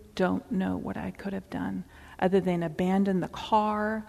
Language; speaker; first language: English; early bilingual, other home language; Dutch